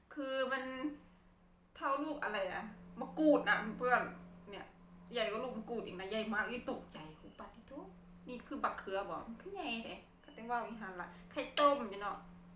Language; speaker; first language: Thai; non-native, local second language; Khmer